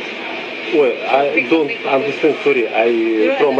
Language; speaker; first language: English; non-native, learner; Russian